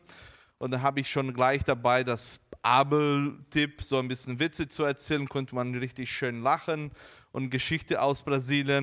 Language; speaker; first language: German; early bilingual, heritage; Portuguese